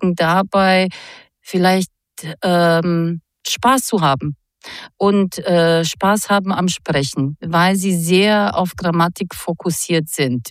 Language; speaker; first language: German; non-native, fluent; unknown